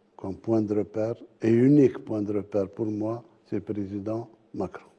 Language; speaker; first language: French; non-native, local second language; Arabic